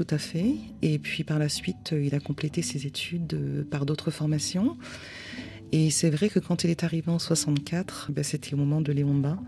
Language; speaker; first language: French; native; French